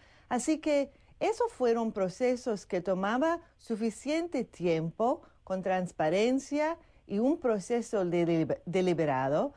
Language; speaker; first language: Spanish; non-native, fluent; English